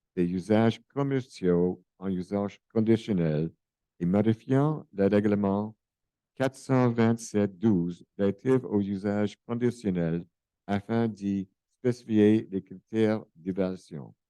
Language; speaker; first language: French; non-native, local second language; English